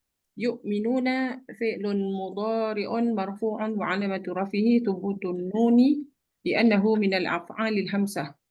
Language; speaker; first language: Arabic; non-native, learner; Malay